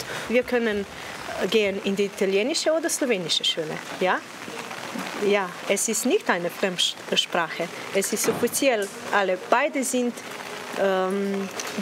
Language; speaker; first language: German; non-native, learner; Slovenian